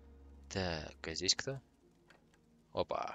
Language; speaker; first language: Russian; native; Russian